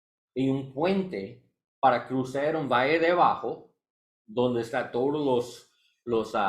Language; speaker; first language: Spanish; non-native, learner; English